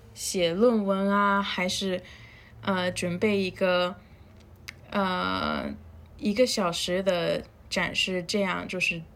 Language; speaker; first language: Chinese; non-native, fluent; Spanish